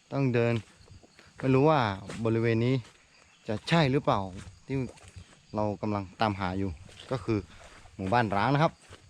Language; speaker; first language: Thai; non-native, local second language; Karen languages